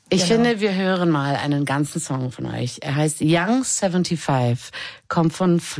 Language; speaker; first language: German; native; German